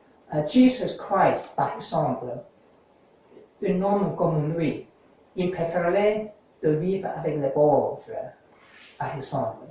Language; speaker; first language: French; non-native, learner; English